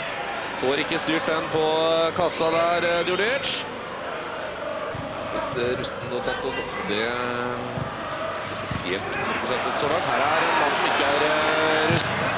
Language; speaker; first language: Norwegian; native; Norwegian